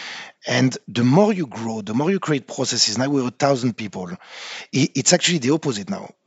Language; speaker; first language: English; non-native, fluent; French